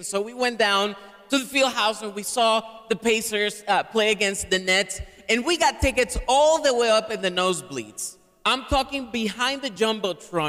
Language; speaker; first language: English; non-native, fluent; Spanish